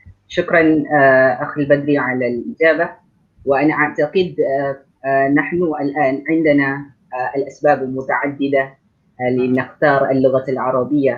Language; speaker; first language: Arabic; non-native, fluent; Malay